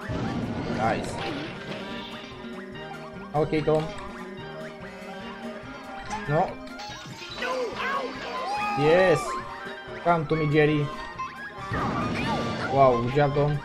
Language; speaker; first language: English; non-native, learner; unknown